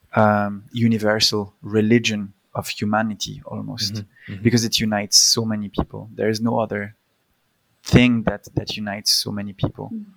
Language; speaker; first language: English; early bilingual, other home language; Polish